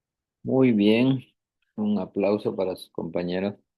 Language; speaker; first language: Spanish; native; Spanish